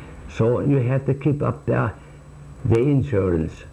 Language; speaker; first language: English; non-native, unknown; Swedish